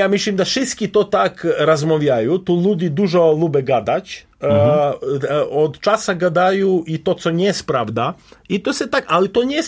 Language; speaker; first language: Polish; non-native, learner; Serbian